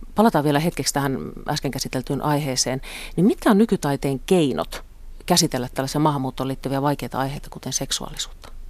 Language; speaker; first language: Finnish; native; Finnish